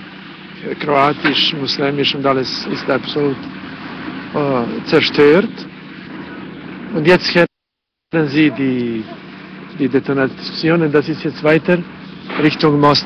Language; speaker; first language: German; non-native, fluent; Croatian